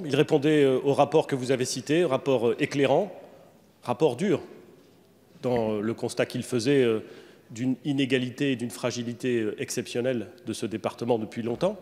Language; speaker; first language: French; native; French